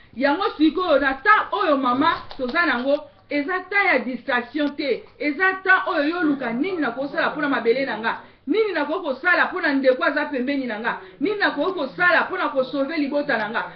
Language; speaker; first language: Lingala; native; Lingala